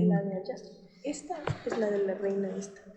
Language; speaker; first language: Spanish; native; Spanish